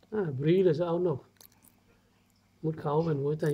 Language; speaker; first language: German; non-native, learner; Vietnamese